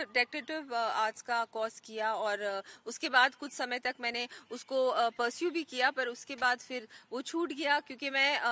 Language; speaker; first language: Hindi; native; Hindi